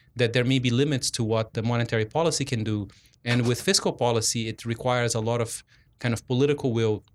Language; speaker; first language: English; non-native, fluent; Portuguese